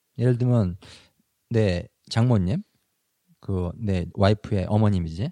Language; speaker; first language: Korean; native; Korean